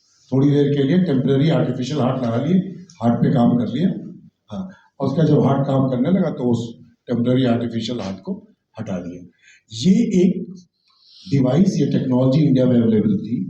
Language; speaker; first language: Hindi; native; Hindi